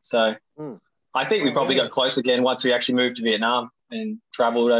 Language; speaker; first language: English; native; English